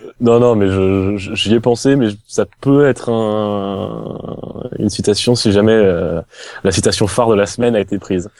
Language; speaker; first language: French; native; French